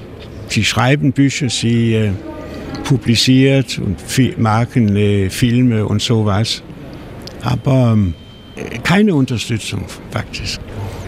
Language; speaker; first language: German; non-native, fluent; Danish